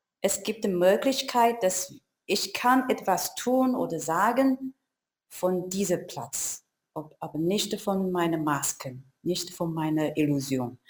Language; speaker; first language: German; non-native, learner; Chinese